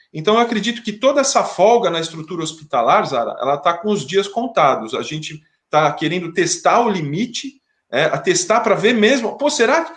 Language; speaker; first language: Portuguese; native; Portuguese